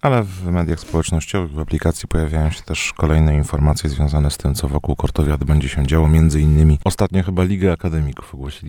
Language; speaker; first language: Polish; native; Polish